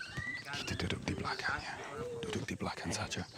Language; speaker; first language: Indonesian; non-native, learner; English